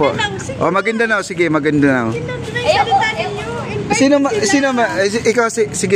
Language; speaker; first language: Filipino; native; Filipino